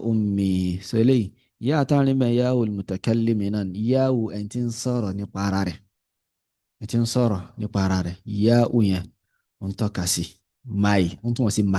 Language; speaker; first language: Arabic; non-native, fluent; Yoruba